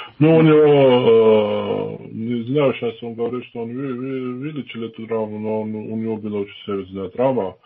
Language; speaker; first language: Russian; non-native, fluent; Georgian